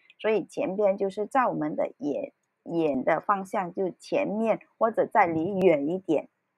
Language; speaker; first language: Chinese; early bilingual, heritage; Cantonese